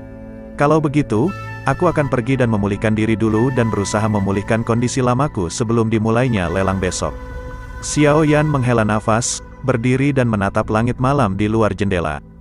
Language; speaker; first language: Indonesian; native; Indonesian